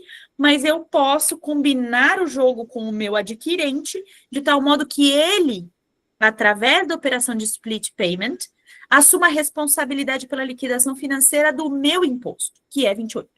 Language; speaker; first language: Portuguese; native; Portuguese